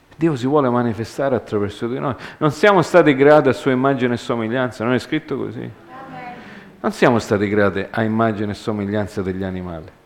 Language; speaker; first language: Italian; early bilingual, heritage; Italian